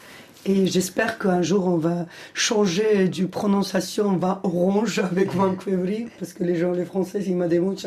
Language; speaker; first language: French; non-native, fluent; Georgian